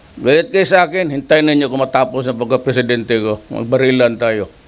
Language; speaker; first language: Filipino; non-native, local second language; Cebuano